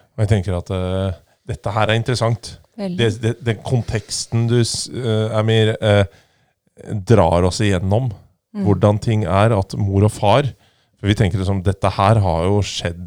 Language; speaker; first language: Norwegian; native; Norwegian